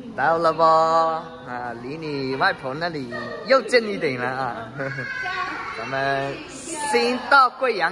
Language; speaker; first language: Chinese; native; Chinese